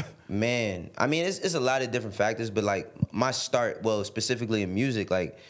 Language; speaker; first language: English; native; English